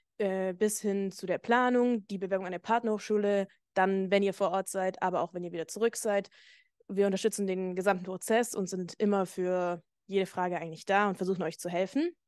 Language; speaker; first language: German; native; German